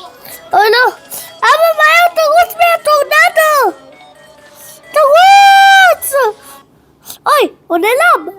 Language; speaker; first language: Hebrew; early bilingual, heritage; Hebrew